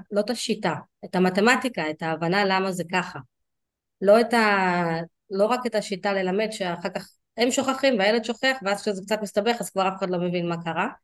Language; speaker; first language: Hebrew; early bilingual, other home language; Russian